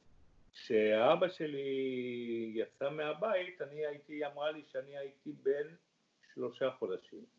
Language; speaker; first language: Hebrew; early bilingual, other home language; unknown